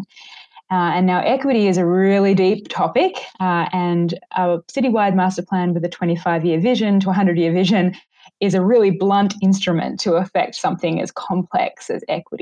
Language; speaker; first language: English; native; English